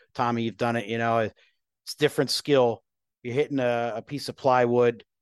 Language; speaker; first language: English; native; English